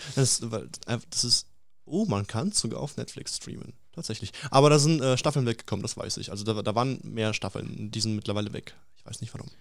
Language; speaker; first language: German; early bilingual, other home language; Russian